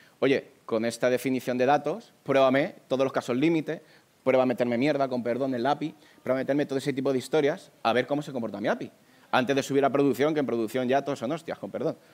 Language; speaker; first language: Spanish; native; Spanish